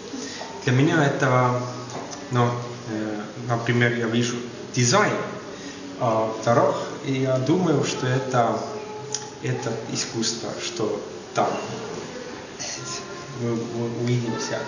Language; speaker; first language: Russian; non-native, learner; Estonian